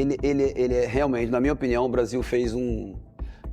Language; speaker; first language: Portuguese; native; Portuguese